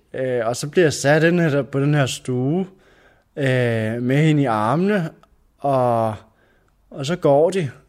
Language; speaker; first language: Danish; native; Danish